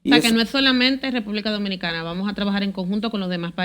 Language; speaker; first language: Spanish; native; Spanish